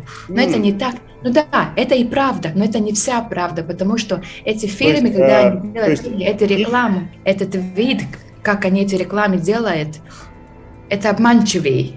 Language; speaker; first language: Russian; non-native, fluent; Latvian